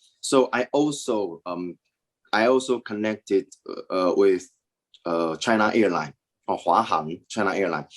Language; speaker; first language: English; non-native, learner; Chinese